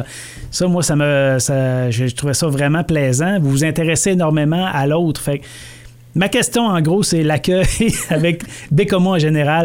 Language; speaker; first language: French; native; French